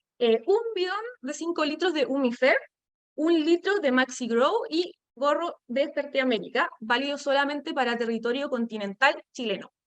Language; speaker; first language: Spanish; native; Spanish